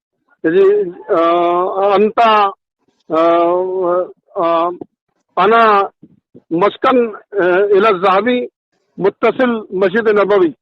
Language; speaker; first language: Arabic; non-native, learner; Urdu